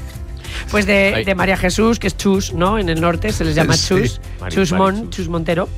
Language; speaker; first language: Spanish; native; Spanish